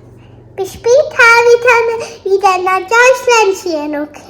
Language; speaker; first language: German; early bilingual, other home language; Telugu